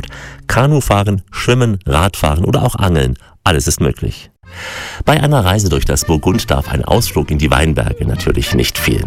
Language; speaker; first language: German; native; German